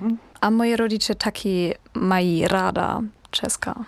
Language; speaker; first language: Czech; non-native, learner; German